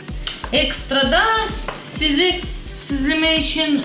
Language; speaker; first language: Turkish; non-native, learner; Russian